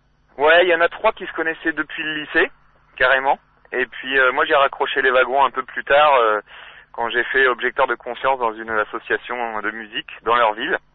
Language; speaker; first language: French; native; French